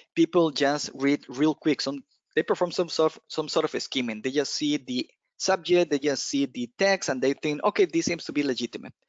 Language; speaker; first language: English; non-native, fluent; Spanish